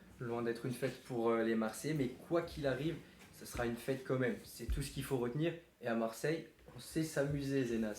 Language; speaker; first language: French; native; French